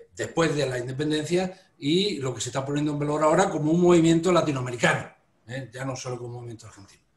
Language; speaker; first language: Spanish; native; Spanish